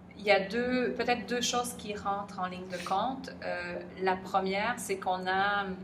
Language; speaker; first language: French; native; French